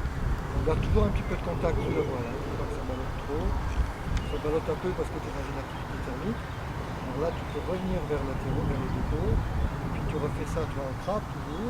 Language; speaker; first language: French; native; French